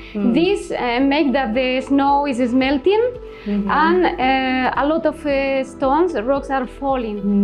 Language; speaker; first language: English; non-native, learner; Spanish